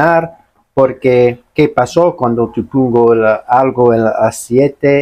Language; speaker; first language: Spanish; non-native, learner; English